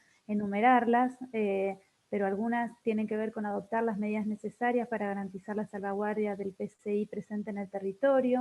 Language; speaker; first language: Spanish; native; Spanish